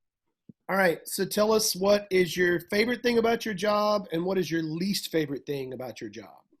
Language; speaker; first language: English; native; English